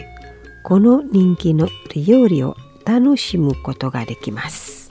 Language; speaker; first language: Japanese; non-native, fluent; Indonesian